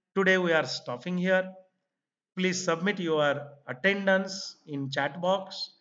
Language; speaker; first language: English; non-native, local second language; Marathi